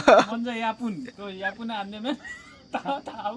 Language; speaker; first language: Korean; non-native, learner; Nepali